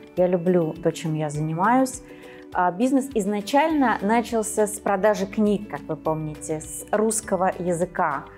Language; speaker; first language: Russian; native; Russian